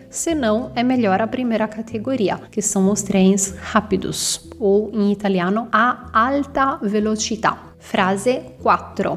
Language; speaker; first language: Portuguese; non-native, fluent; Italian